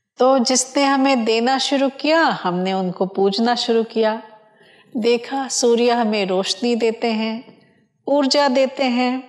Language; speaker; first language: Hindi; non-native, local second language; Odia